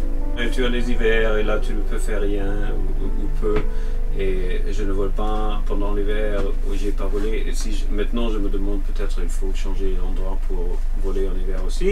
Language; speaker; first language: French; non-native, fluent; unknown